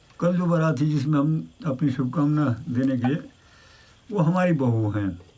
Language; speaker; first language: Hindi; non-native, local second language; Garhwali